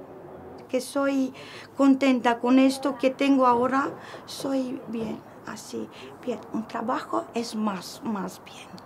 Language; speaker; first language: Spanish; non-native, learner; Romanian